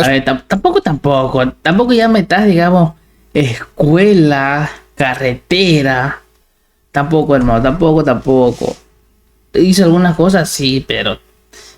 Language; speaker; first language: Spanish; native; Spanish